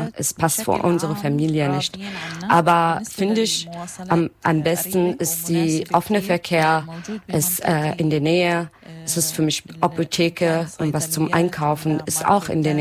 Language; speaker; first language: German; non-native, learner; Arabic